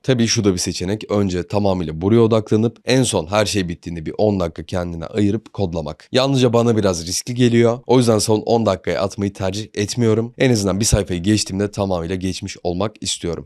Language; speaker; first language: Turkish; native; Turkish